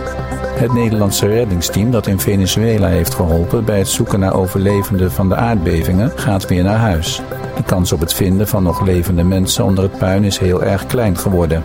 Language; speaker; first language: Dutch; native; Dutch